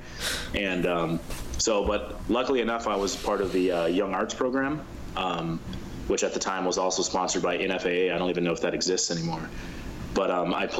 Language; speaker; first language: English; native; English